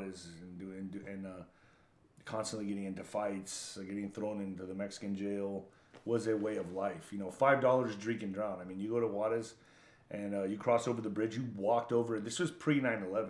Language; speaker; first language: English; native; English